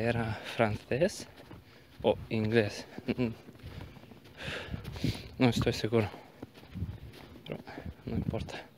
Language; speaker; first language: Spanish; non-native, learner; Bulgarian